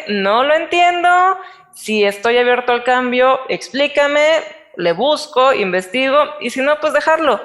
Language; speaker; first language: Spanish; native; Spanish